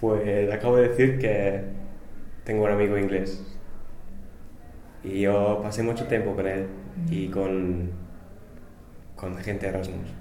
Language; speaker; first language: Spanish; non-native, fluent; English